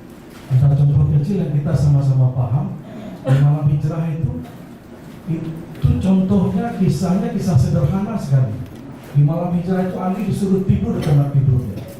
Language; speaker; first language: Indonesian; native; Indonesian